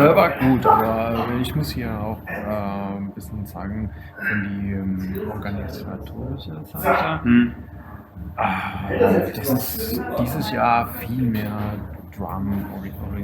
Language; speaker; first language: German; non-native, fluent; Spanish